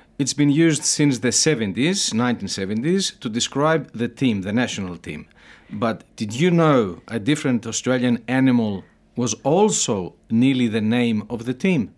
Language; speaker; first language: English; native; English